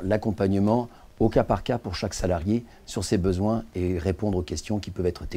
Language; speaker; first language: French; native; French